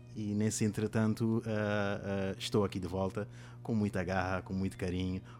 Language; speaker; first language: Portuguese; non-native, local second language; Kabuverdianu